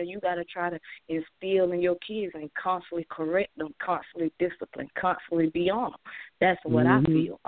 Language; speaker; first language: English; native; English